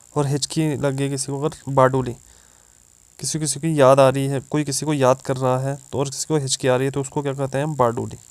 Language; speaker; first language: Hindi; native; Hindi